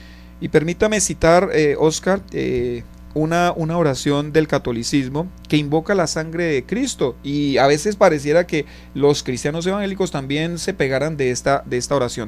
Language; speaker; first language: Spanish; native; Spanish